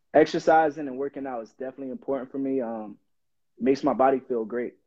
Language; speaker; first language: English; native; English